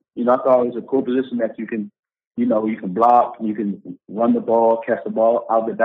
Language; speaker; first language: English; native; English